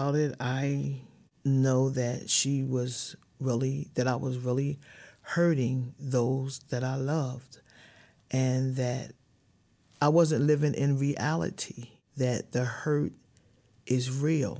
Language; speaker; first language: English; native; English